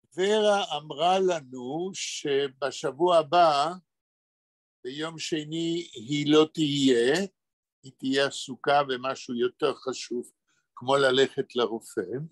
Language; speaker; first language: Hebrew; non-native, fluent; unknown